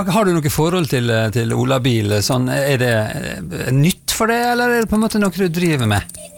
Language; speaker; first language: Norwegian; native; Norwegian